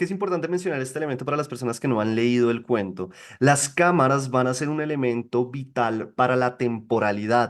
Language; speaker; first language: Spanish; native; Spanish